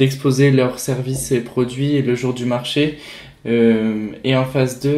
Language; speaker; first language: French; native; French